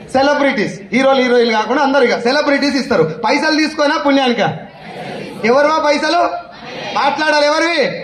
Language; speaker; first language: Telugu; native; Telugu